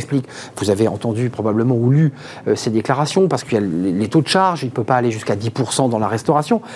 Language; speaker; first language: French; native; French